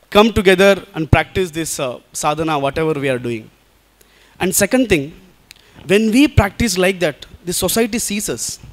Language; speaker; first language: English; non-native, local second language; Telugu